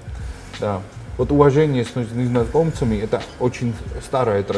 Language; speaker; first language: Russian; non-native, fluent; Georgian